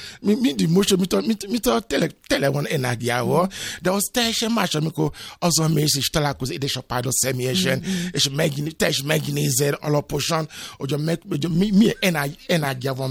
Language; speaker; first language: Hungarian; non-native, fluent; Yoruba